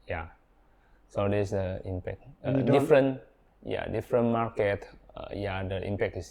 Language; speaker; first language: English; non-native, learner; Indonesian